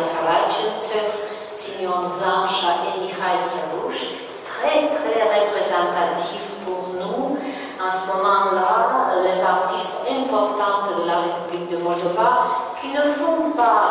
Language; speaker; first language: French; non-native, learner; Romanian